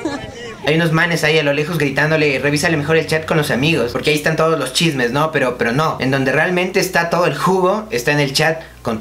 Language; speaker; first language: Spanish; native; Spanish